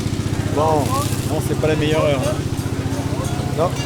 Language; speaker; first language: French; native; French